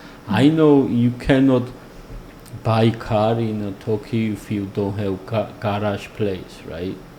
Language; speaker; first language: English; non-native, fluent; Georgian